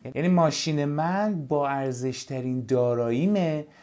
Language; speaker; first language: Persian; native; Persian